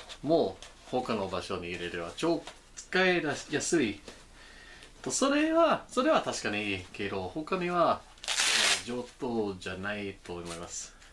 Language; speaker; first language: Japanese; non-native, learner; English